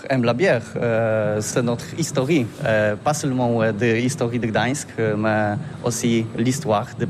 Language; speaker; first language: French; non-native, learner; Polish